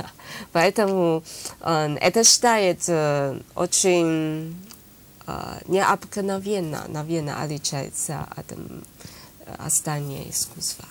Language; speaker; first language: Russian; non-native, learner; Chinese